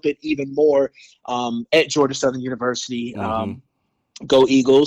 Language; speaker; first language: English; native; English